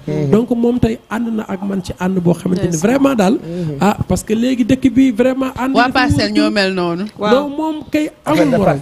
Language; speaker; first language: Wolof; non-native, local second language; Fula